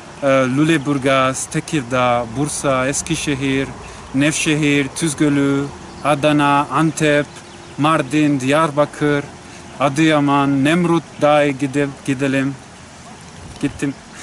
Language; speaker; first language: Turkish; non-native, learner; Spanish